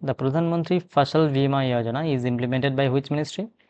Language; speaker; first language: English; non-native, local second language; Bangla